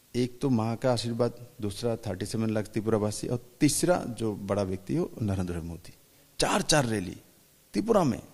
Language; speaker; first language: Hindi; non-native, local second language; Bangla